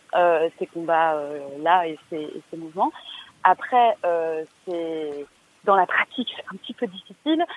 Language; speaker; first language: French; native; French